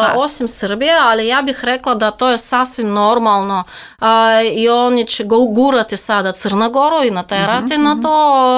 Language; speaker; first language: Serbian; non-native, fluent; Russian